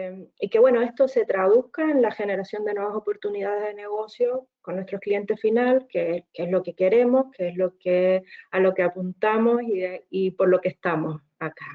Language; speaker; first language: Spanish; native; Spanish